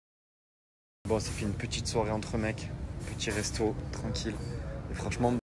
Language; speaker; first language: French; native; French